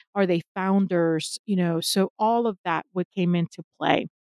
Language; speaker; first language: English; non-native, fluent; Spanish